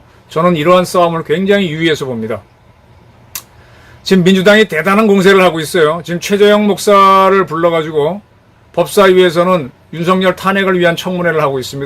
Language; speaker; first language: Korean; native; Korean